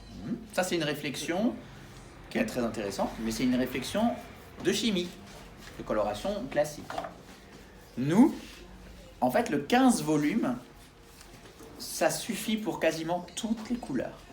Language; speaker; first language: French; native; French